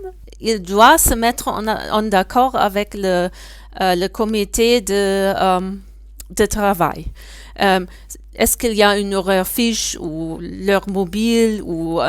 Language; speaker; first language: French; non-native, learner; German